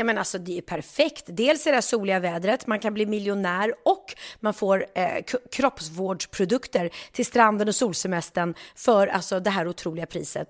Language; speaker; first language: Swedish; native; Swedish